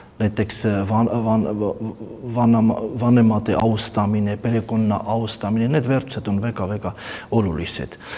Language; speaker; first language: Estonian; non-native, fluent; Armenian